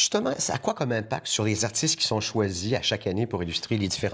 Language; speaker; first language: French; native; French